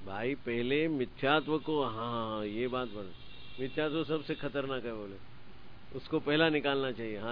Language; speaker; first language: Hindi; non-native, local second language; Gujarati